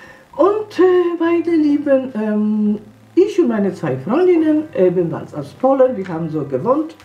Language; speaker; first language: German; non-native, fluent; Polish